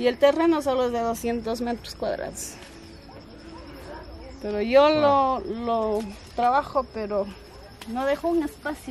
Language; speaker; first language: Spanish; native; Spanish